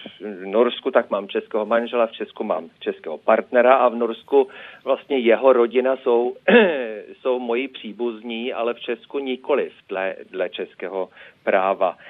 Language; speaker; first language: Czech; non-native, fluent; Norwegian